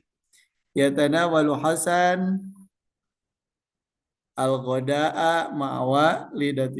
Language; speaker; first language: Arabic; non-native, fluent; Indonesian